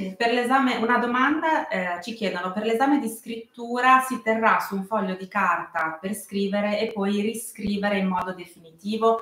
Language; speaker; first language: Italian; native; Italian